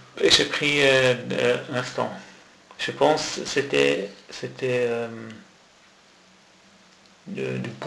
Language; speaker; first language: French; non-native, local second language; German